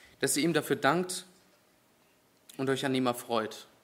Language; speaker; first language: German; native; German